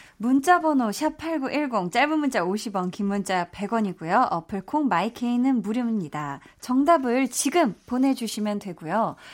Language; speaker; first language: Korean; native; Korean